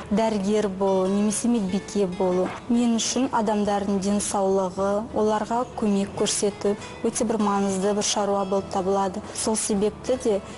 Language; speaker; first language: Kazakh; non-native, local second language; Russian